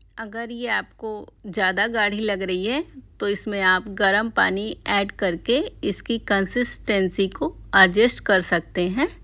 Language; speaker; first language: Hindi; native; Hindi